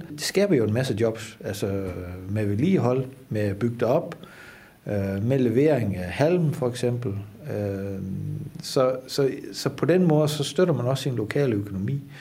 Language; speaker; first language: Danish; non-native, fluent; Dutch